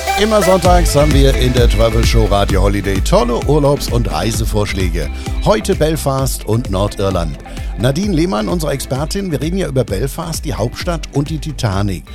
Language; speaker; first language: German; native; German